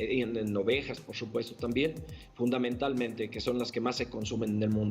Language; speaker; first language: Spanish; native; Spanish